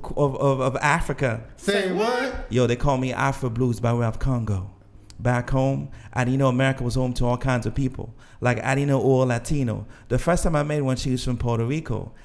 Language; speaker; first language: English; non-native, fluent; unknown